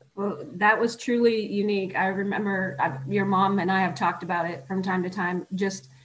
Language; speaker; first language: English; native; English